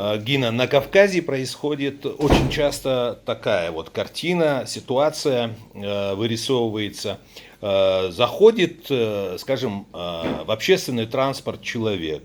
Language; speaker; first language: Russian; native; Russian